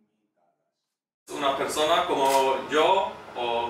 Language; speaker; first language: Spanish; non-native, learner; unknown